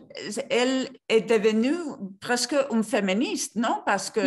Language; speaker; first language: French; non-native, fluent; Spanish